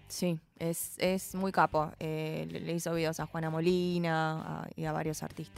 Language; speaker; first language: Spanish; early bilingual, other home language; Chinese